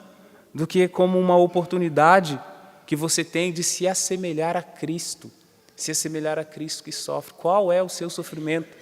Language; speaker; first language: Portuguese; native; Portuguese